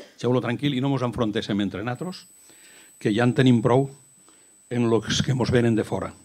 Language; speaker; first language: Catalan; native; Catalan